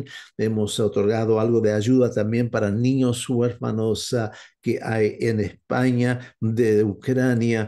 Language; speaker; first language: Spanish; non-native, fluent; English